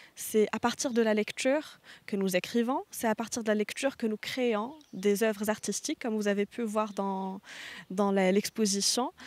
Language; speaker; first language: French; non-native, local second language; Arabic